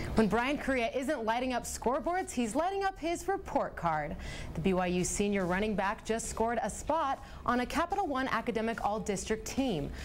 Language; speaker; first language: English; native; English